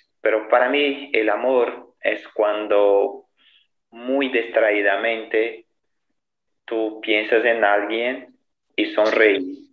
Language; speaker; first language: Spanish; non-native, fluent; Portuguese